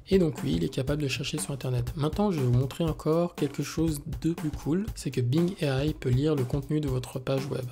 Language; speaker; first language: French; native; French